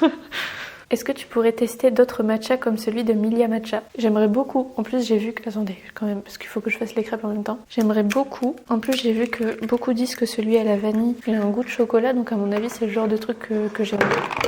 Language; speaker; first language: French; native; French